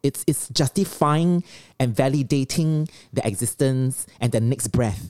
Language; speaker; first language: English; non-native, local second language; Chinese